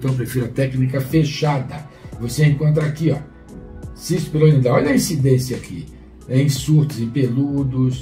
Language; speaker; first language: Portuguese; native; Portuguese